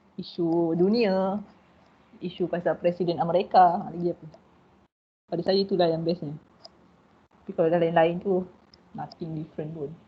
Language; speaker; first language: Malay; native; Malay